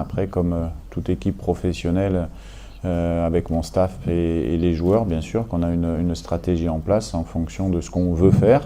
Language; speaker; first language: French; native; French